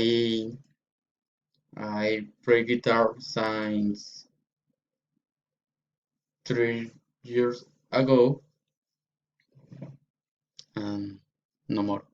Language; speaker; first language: English; non-native, learner; Spanish